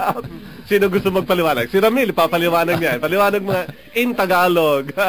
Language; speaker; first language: Filipino; native; Filipino